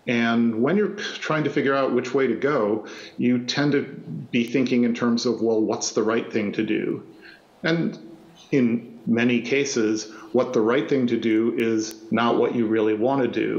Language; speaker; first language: English; native; English